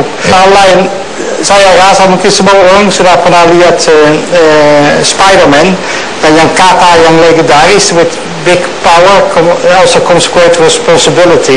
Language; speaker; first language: Indonesian; non-native, fluent; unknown